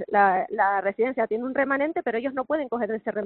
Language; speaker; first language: Spanish; native; Spanish